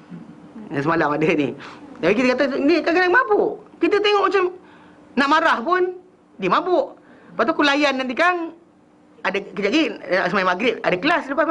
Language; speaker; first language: Malay; native; Malay